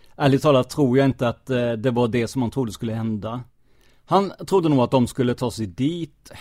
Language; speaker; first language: Swedish; non-native, fluent; English